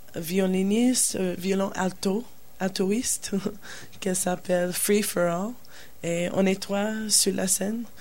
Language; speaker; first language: French; non-native, learner; English